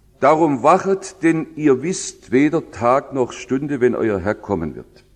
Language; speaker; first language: German; native; German